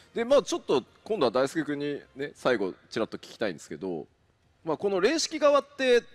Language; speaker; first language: Japanese; native; Japanese